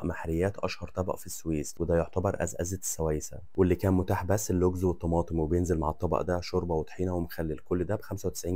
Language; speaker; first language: Arabic; native; Arabic